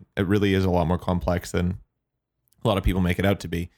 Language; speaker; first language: English; native; English